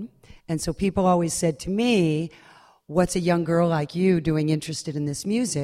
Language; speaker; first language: English; native; English